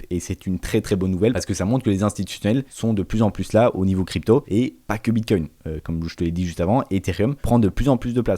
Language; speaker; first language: French; native; French